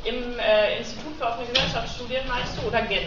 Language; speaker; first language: German; native; German